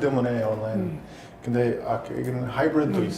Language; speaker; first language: Korean; non-native, learner; English